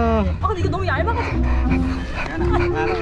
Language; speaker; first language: Korean; native; Korean